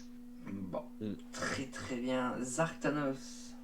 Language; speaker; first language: French; native; French